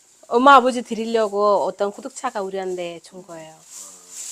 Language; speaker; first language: Korean; non-native, learner; Malayalam